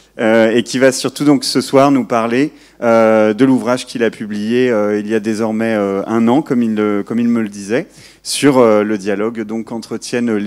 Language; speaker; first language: French; native; French